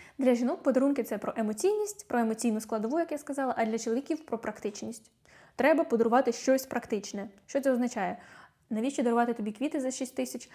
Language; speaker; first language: Ukrainian; native; Ukrainian